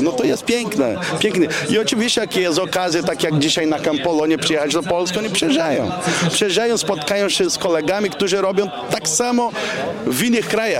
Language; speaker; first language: Polish; non-native, fluent; Portuguese